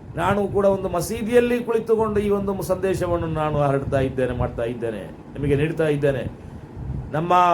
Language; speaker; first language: Kannada; non-native, local second language; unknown